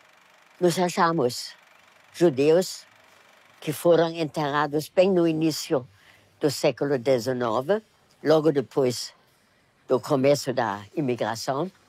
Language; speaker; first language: Portuguese; non-native, fluent; German